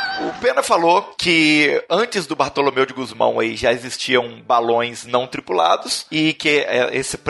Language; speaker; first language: Portuguese; native; Portuguese